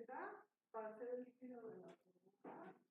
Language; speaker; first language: Spanish; native; Spanish